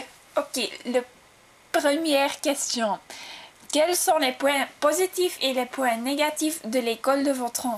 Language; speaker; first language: French; non-native, learner; Dutch